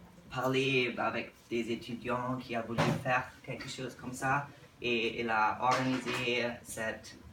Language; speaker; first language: French; non-native, learner; English